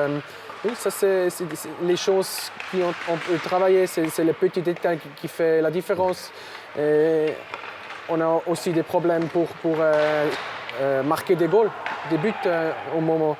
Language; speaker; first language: French; non-native, local second language; German